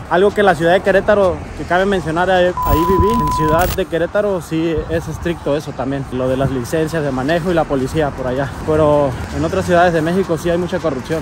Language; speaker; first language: Spanish; native; Spanish